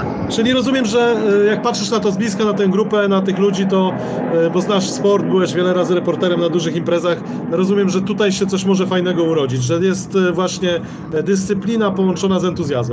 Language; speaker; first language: Polish; native; Polish